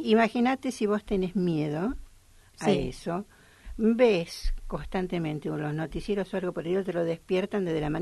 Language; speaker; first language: Spanish; native; Spanish